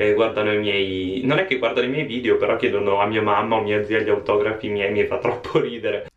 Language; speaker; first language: Italian; native; Italian